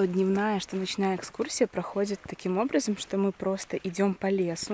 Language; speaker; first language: Russian; native; Russian